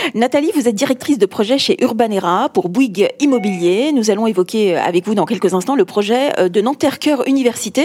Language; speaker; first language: French; native; French